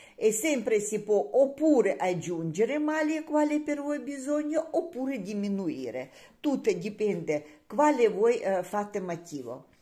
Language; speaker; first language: Italian; non-native, learner; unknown